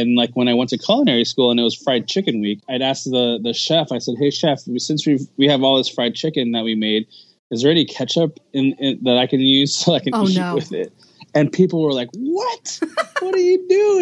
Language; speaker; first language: English; early bilingual, other home language; Filipino